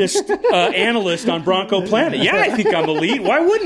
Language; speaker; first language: English; native; English